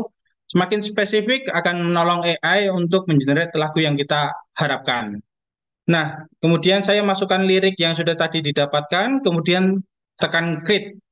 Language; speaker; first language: Indonesian; native; Indonesian